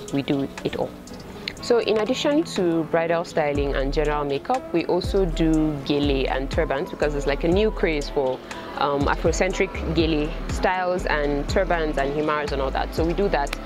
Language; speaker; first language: English; non-native, local second language; Hausa